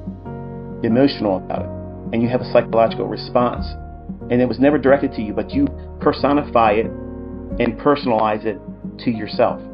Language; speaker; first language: English; native; English